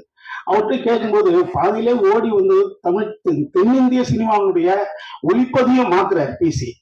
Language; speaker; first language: Tamil; native; Tamil